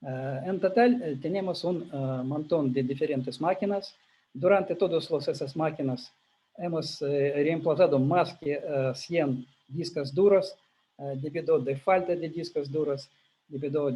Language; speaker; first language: Spanish; non-native, learner; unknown